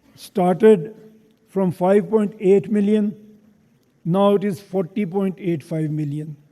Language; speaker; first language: English; non-native, local second language; Urdu